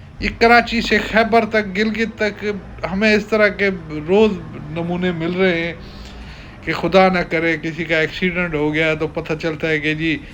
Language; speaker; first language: Urdu; non-native, local second language; Sindhi